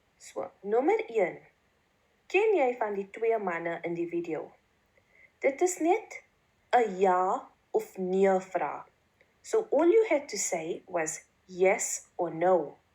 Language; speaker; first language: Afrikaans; non-native, local second language; English